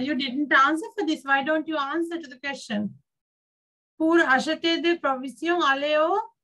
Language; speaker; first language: English; non-native, local second language; Sinhala